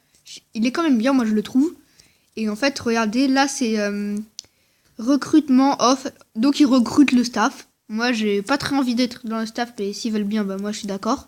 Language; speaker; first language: French; native; French